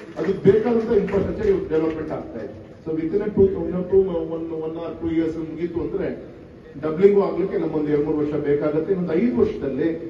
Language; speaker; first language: Kannada; native; Kannada